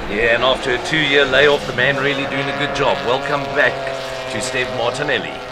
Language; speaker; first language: English; native; English